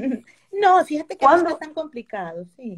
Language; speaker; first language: Spanish; native; Spanish